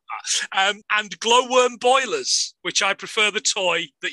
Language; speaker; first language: English; native; English